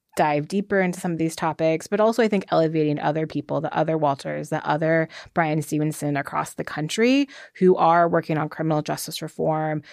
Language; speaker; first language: English; native; English